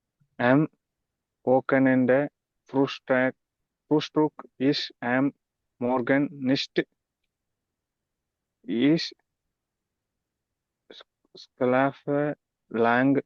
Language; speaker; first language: German; non-native, learner; Tamil